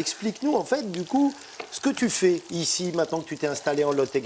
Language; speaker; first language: French; native; French